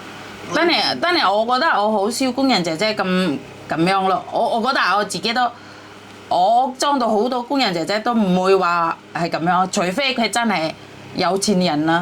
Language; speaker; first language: Cantonese; non-native, fluent; Indonesian